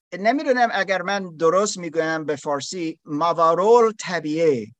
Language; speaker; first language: Persian; non-native, learner; German